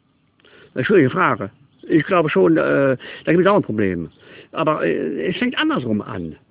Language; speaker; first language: German; non-native, local second language; Luxembourgish